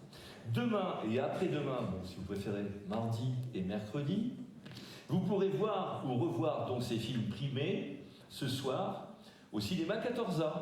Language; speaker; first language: French; native; French